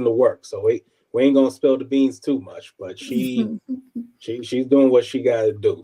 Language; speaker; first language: English; native; English